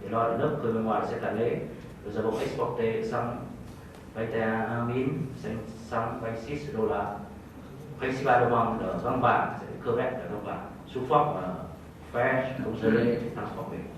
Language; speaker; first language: French; non-native, fluent; Vietnamese